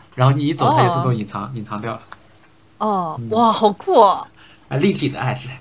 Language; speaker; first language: Chinese; native; Chinese